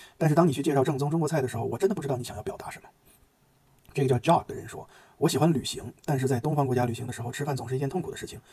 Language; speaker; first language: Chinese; native; Chinese